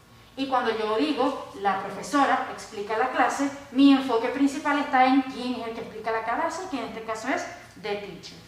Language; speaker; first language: Spanish; native; Spanish